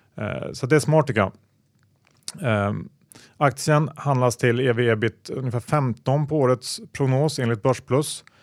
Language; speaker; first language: Swedish; native; Swedish